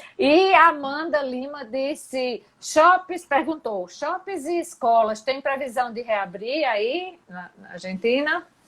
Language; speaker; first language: Portuguese; native; Portuguese